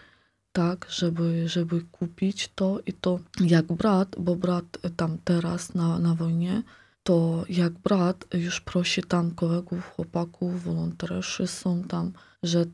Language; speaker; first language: Polish; non-native, local second language; Ukrainian